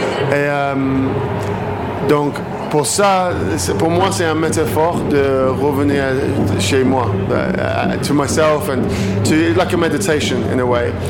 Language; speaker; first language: French; non-native, learner; English